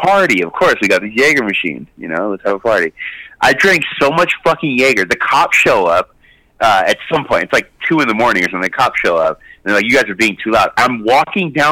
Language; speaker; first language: English; native; English